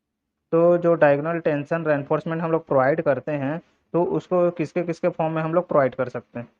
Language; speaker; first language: Hindi; native; Hindi